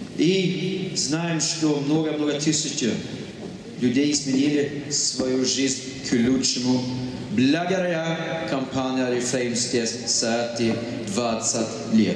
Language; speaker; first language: Russian; non-native, fluent; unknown